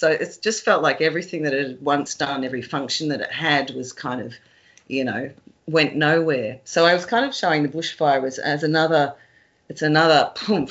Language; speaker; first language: English; native; English